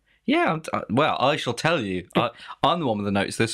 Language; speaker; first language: English; native; English